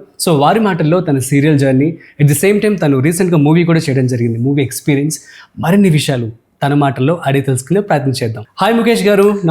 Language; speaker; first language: Telugu; native; Telugu